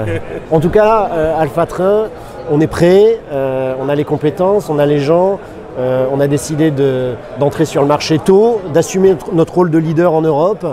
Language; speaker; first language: French; native; French